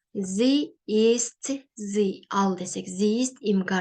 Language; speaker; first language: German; non-native, learner; Kyrgyz